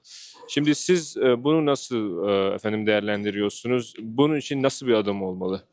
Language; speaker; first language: Turkish; non-native, fluent; Urdu